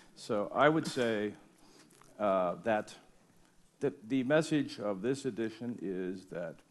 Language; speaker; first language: English; native; English